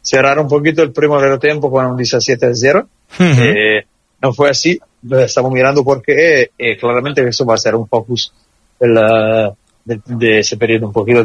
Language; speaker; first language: Spanish; non-native, learner; Italian